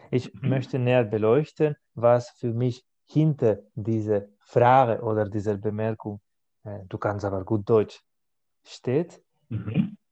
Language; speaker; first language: German; non-native, fluent; Spanish